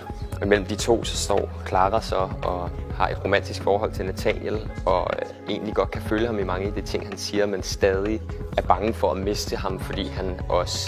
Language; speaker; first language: Danish; native; Danish